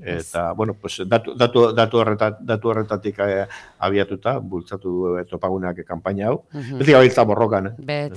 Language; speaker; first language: Basque; native; Basque